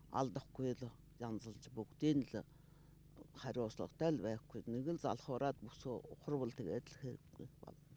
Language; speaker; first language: Mongolian; non-native, local second language; Buriat